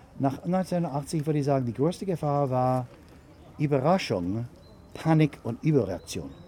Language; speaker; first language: German; native; German